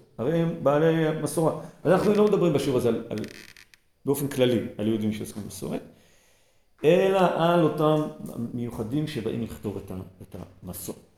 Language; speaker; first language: Hebrew; native; Hebrew